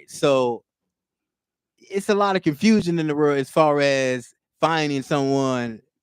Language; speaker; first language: English; native; English